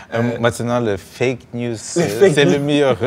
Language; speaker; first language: French; non-native, learner; Russian